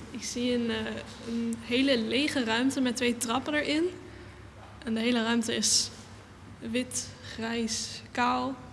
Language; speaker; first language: Dutch; native; Dutch